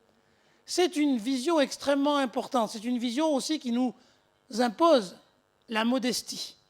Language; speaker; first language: French; native; French